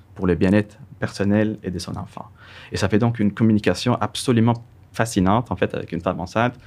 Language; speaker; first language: French; non-native, fluent; Spanish